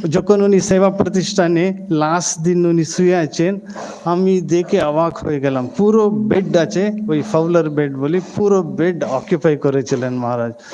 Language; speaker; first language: Bangla; non-native, local second language; Hindi